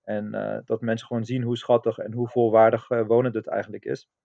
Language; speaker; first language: Dutch; non-native, fluent; German